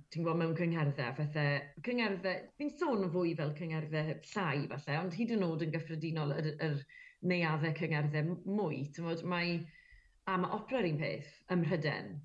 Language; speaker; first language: Welsh; native; Welsh